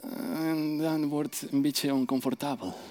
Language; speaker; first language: Dutch; non-native, fluent; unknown